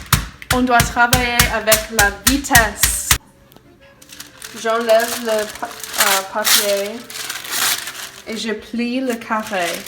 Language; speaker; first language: French; non-native, learner; English